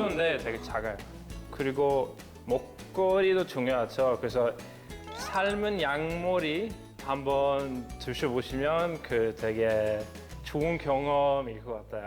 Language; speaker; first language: Korean; non-native, fluent; Norwegian